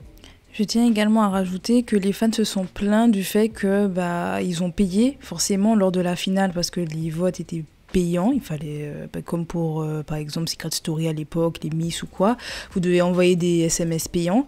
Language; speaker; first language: French; native; French